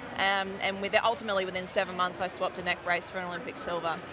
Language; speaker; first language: English; native; English